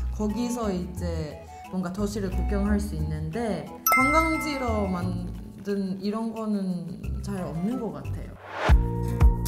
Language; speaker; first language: Korean; non-native, fluent; Finnish